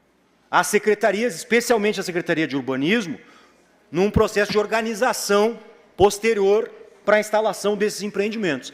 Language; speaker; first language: Portuguese; native; Portuguese